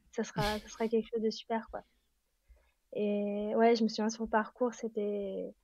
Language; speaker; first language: French; native; French